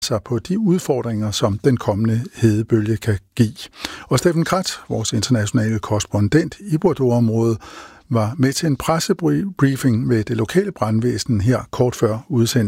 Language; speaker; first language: Danish; native; Danish